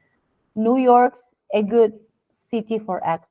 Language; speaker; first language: English; non-native, fluent; Spanish